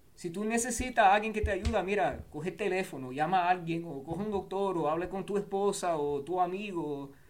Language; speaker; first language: Spanish; early bilingual, heritage; Spanish